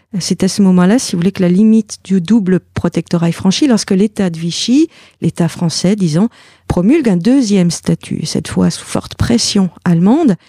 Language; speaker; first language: French; native; French